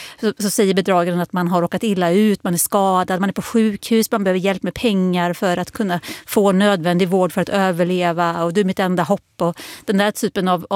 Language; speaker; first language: Swedish; native; Swedish